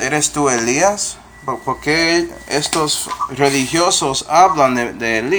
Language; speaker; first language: Spanish; non-native, fluent; English